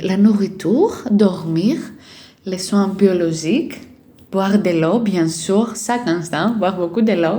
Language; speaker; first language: French; non-native, fluent; Greek